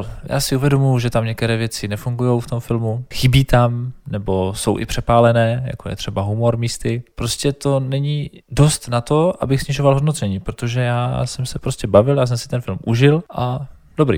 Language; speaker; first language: Czech; native; Czech